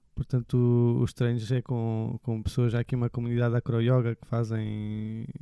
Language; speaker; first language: Portuguese; early bilingual, other home language; French